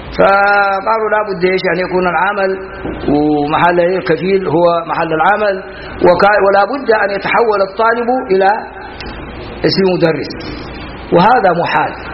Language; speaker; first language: Arabic; non-native, fluent; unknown